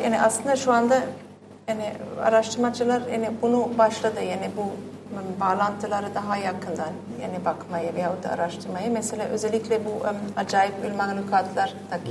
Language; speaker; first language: Turkish; non-native, fluent; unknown